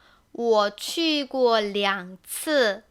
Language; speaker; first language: Chinese; non-native, fluent; Korean